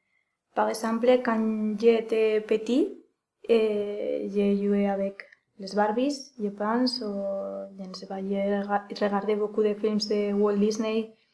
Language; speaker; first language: French; non-native, learner; Spanish